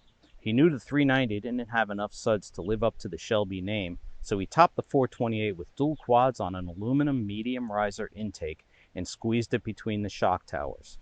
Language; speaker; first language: English; native; English